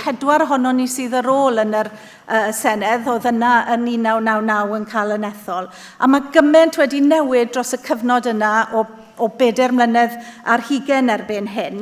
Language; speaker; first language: Welsh; native; Welsh